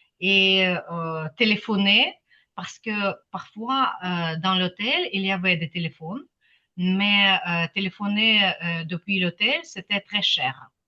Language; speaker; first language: French; non-native, fluent; Ukrainian